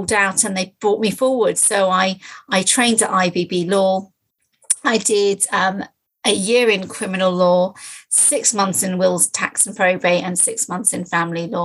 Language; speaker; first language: English; native; English